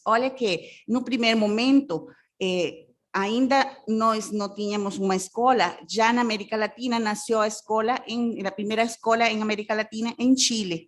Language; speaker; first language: Portuguese; non-native, fluent; Spanish